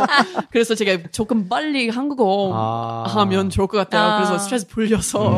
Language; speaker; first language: Korean; non-native, learner; English